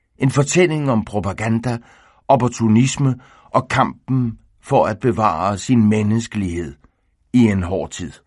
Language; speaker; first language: Danish; native; Danish